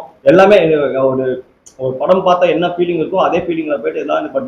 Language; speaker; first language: Tamil; native; Tamil